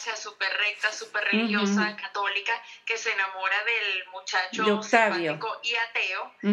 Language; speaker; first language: Spanish; native; Spanish